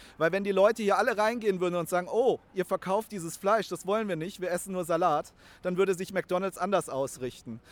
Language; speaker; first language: German; native; German